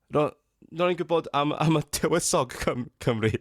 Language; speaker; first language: Welsh; non-native, fluent; Cantonese